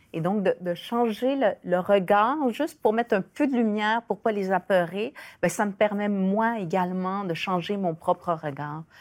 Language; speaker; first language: French; early bilingual, other home language; Spanish